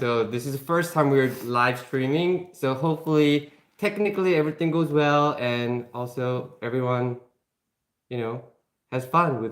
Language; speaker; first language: English; non-native, fluent; Korean